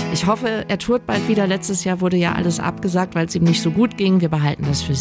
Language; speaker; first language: German; native; German